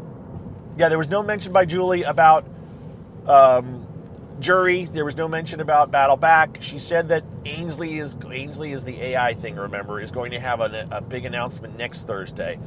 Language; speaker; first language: English; native; English